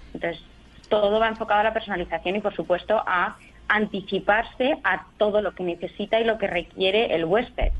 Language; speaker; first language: Spanish; native; Spanish